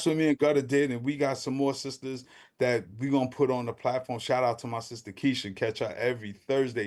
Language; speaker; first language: English; native; English